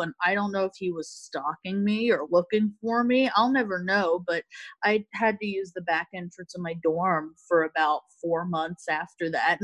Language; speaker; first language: English; native; English